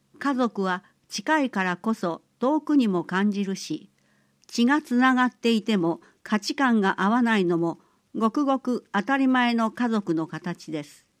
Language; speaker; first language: Japanese; early bilingual, other home language; Persian